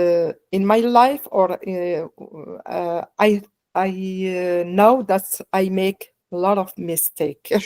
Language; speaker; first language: English; non-native, learner; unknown